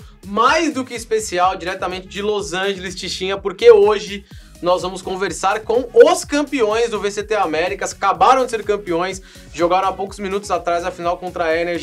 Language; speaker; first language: Portuguese; native; Portuguese